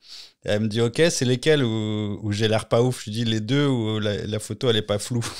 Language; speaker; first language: French; native; French